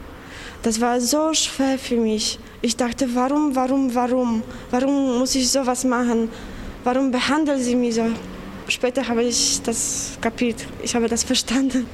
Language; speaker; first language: German; non-native, fluent; Polish